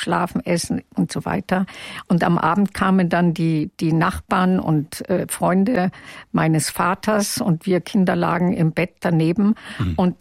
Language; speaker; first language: German; non-native, local second language; Yiddish